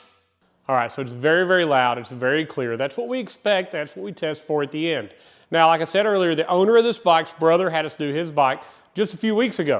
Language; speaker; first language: English; native; English